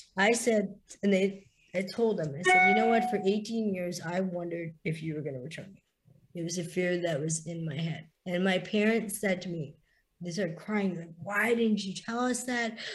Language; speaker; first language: English; native; English